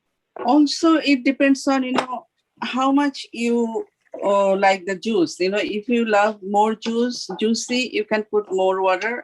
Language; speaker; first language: English; non-native, fluent; Bangla